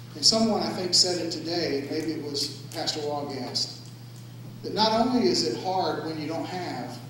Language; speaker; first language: English; native; English